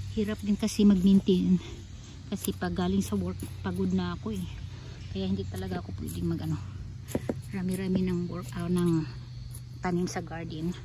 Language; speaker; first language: Filipino; non-native, local second language; Cebuano